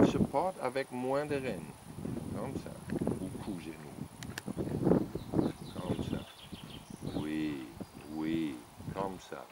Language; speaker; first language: French; non-native, learner; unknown